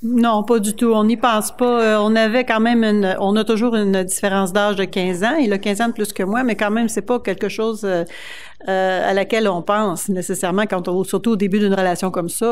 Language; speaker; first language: French; native; French